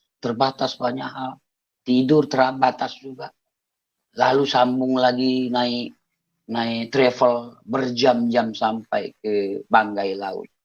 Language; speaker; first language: Indonesian; non-native, local second language; Achinese